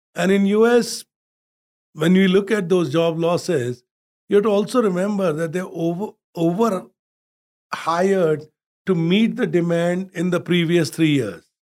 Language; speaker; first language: English; non-native, local second language; Hindi